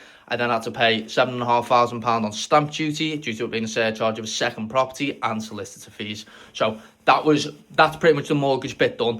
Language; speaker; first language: English; native; English